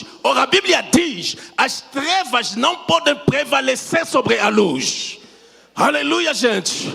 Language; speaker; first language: Portuguese; non-native, fluent; French